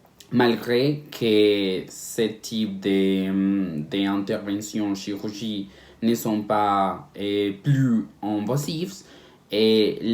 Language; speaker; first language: French; non-native, learner; Spanish